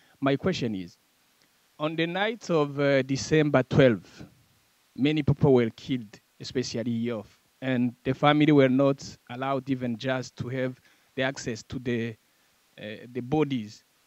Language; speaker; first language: English; non-native, fluent; Rundi